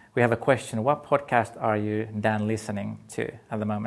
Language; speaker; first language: English; non-native, fluent; Finnish